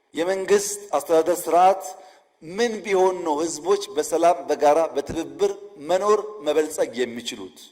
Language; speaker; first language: Amharic; non-native, local second language; Oromo